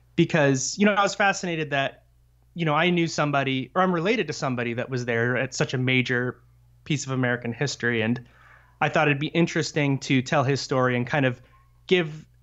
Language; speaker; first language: English; native; English